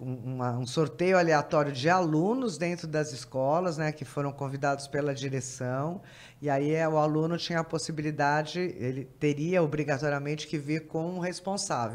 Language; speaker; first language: Portuguese; native; Portuguese